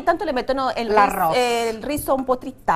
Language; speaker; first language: Italian; non-native, fluent; Spanish